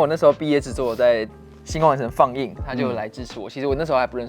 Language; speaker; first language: Chinese; native; Chinese